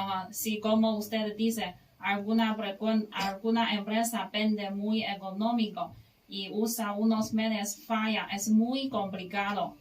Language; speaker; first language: Spanish; non-native, learner; Chinese